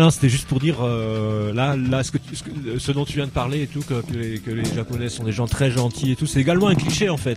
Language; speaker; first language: French; native; French